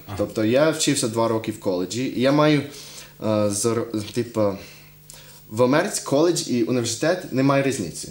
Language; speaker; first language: Ukrainian; non-native, fluent; English